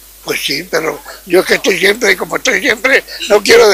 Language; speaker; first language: Spanish; native; Spanish